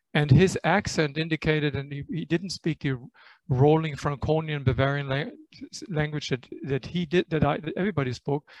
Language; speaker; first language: English; non-native, fluent; German